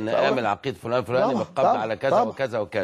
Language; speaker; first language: Arabic; native; Arabic